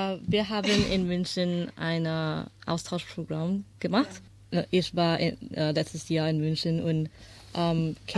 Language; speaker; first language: German; non-native, learner; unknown